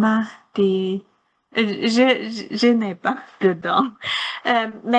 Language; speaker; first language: French; non-native, learner; Chinese